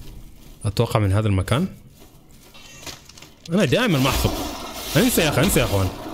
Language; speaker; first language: Arabic; native; Arabic